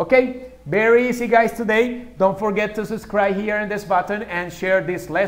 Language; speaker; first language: English; non-native, fluent; Spanish